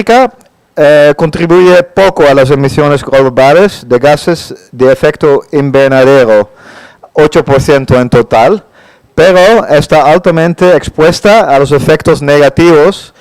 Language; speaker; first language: Spanish; non-native, fluent; Dutch